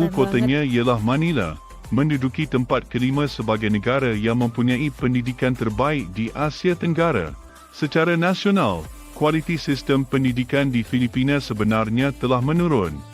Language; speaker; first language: Malay; native; Malay